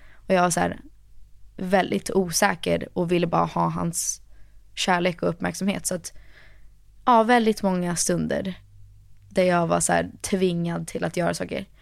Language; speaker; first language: Swedish; early bilingual, heritage; Swedish